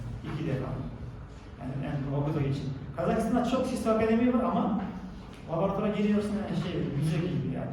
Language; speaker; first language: Turkish; non-native, learner; Kazakh